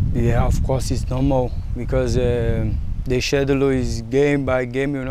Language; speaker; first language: English; non-native, fluent; Portuguese